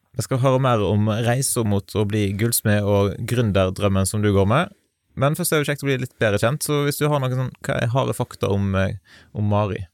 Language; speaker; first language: Norwegian; native; Norwegian